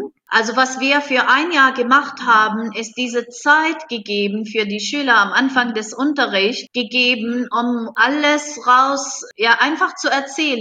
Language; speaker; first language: German; non-native, fluent; Arabic